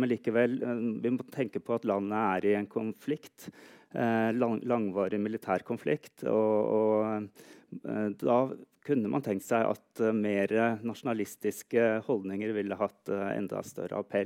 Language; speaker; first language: Norwegian; native; Norwegian